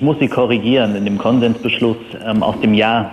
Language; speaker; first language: German; native; German